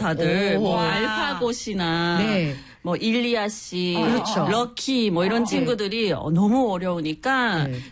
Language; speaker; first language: Korean; non-native, fluent; English